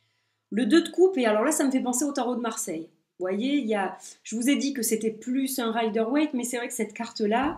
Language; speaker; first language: French; native; French